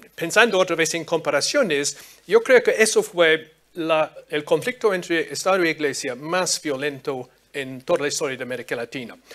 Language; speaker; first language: Spanish; non-native, fluent; English